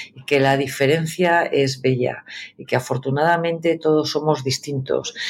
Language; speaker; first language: Spanish; native; Spanish